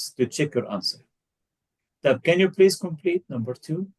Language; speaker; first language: English; non-native, fluent; Arabic